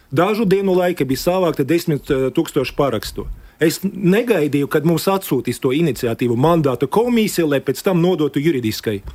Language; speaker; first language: Latvian; non-native, local second language; Russian